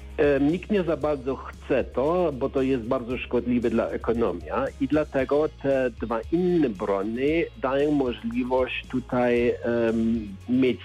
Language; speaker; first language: Polish; non-native, learner; German